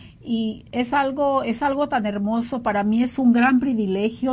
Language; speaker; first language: Spanish; native; Spanish